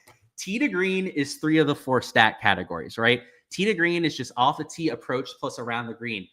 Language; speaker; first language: English; native; English